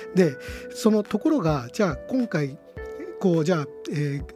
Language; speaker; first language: Japanese; native; Japanese